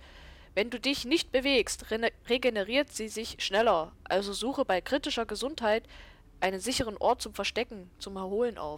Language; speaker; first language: German; native; German